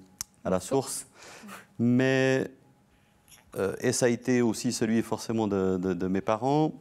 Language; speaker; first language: French; early bilingual, other home language; Albanian